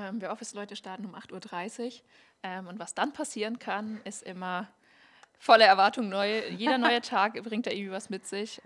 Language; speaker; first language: German; native; German